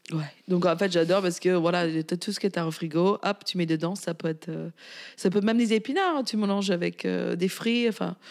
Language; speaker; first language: French; non-native, fluent; English